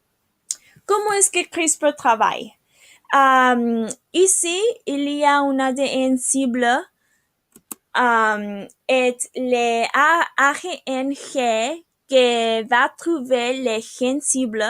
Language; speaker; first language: French; non-native, learner; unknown